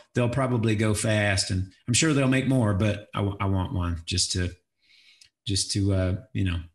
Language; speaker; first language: English; native; English